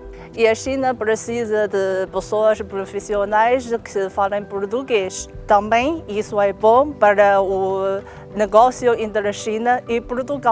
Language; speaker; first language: Portuguese; non-native, learner; Chinese